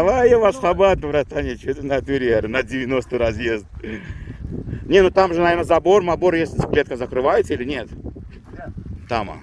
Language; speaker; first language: Russian; native; Russian